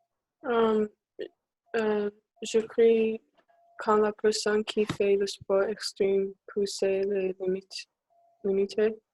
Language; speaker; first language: French; non-native, learner; English